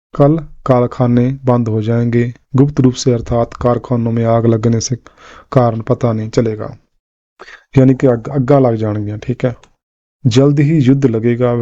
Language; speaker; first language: Hindi; non-native, local second language; Punjabi